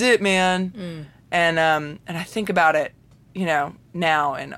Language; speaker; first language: English; native; English